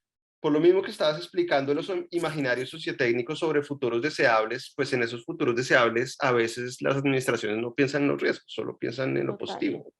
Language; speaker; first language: Spanish; native; Spanish